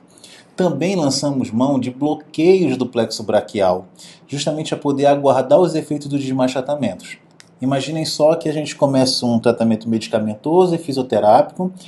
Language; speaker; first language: Portuguese; native; Portuguese